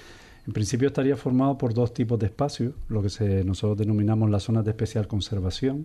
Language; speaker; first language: Spanish; native; Spanish